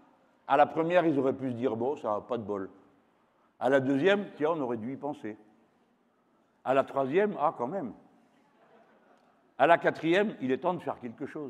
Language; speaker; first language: French; native; French